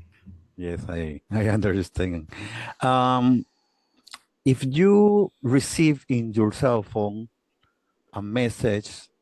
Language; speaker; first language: English; non-native, learner; Spanish